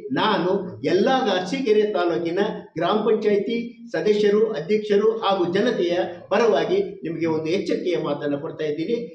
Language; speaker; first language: Kannada; non-native, local second language; Lambadi